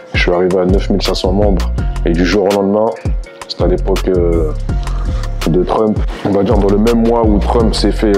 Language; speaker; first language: French; native; French